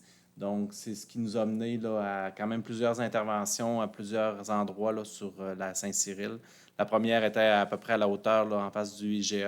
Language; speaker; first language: French; native; French